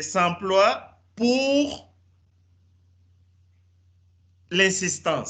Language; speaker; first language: French; non-native, fluent; Spanish